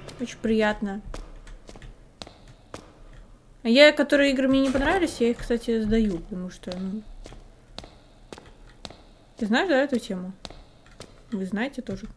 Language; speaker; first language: Russian; native; Russian